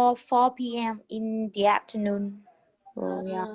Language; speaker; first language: English; non-native, learner; Vietnamese